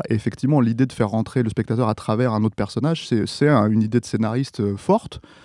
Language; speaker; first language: French; native; French